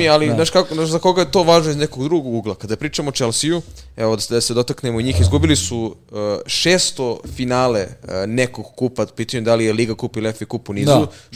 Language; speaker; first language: Serbian; native; Serbian